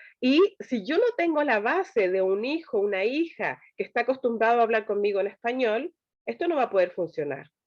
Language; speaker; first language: Spanish; native; Spanish